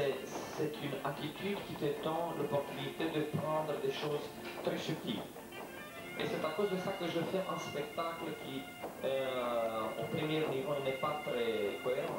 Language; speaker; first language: French; non-native, learner; Romanian